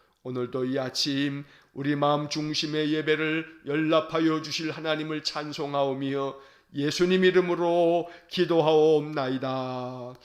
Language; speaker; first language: Korean; native; Korean